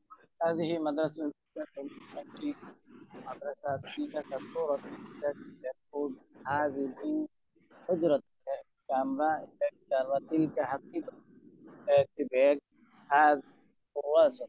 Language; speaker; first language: Arabic; non-native, learner; Bangla